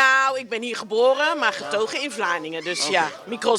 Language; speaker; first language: Dutch; native; Dutch